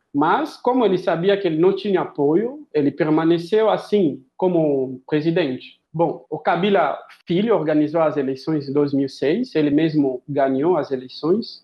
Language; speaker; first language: Portuguese; non-native, fluent; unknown